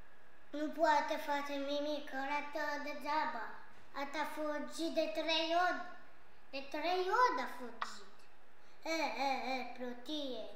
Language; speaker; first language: Romanian; non-native, learner; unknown